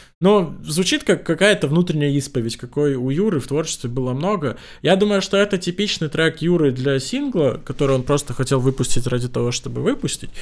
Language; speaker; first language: Russian; native; Russian